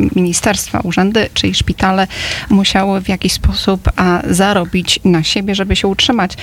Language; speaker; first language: Polish; native; Polish